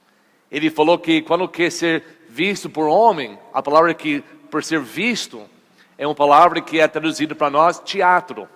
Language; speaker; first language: Portuguese; non-native, fluent; English